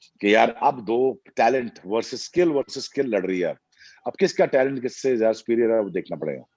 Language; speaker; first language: Urdu; non-native, local second language; Punjabi